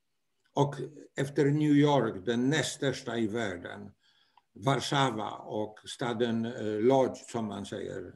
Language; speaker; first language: Swedish; non-native, fluent; Polish